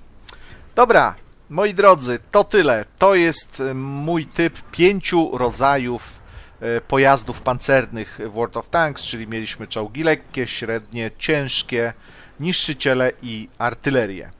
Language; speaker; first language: Polish; native; Polish